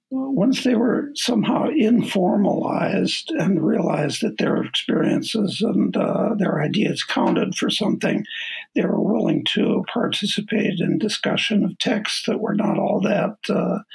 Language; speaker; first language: English; native; English